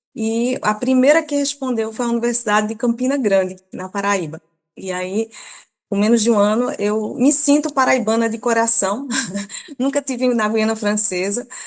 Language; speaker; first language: Portuguese; early bilingual, other home language; Persian